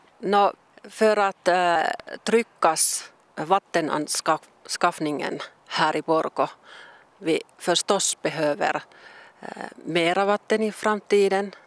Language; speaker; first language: Swedish; non-native, local second language; Finnish